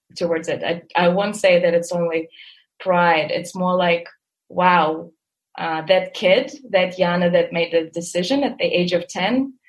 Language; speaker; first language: English; non-native, fluent; Russian